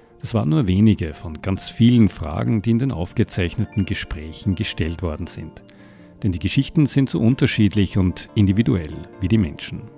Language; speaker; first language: German; native; German